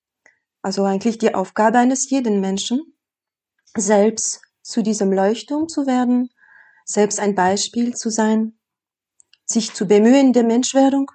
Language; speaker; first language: German; non-native, fluent; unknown